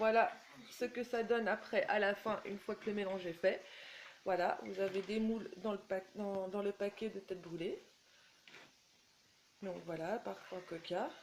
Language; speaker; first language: French; native; French